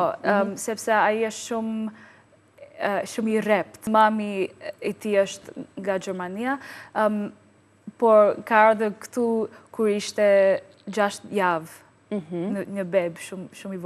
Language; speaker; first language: Albanian; non-native, learner; English